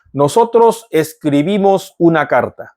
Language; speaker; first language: Spanish; non-native, fluent; Korean